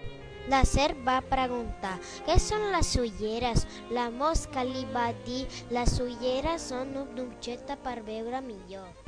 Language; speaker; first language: Catalan; non-native, learner; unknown